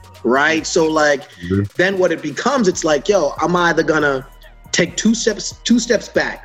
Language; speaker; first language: English; native; English